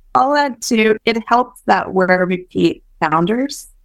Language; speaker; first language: English; early bilingual, other home language; Min Nan Chinese